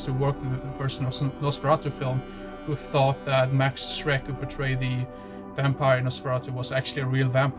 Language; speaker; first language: English; non-native, fluent; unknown